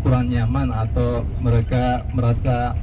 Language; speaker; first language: Indonesian; non-native, fluent; Uzbek